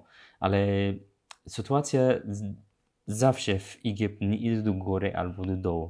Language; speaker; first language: Polish; non-native, learner; Arabic